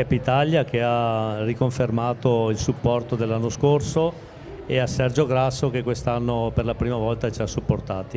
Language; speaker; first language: Italian; native; Italian